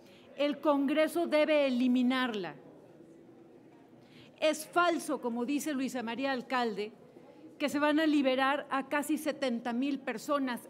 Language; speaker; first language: Spanish; native; Spanish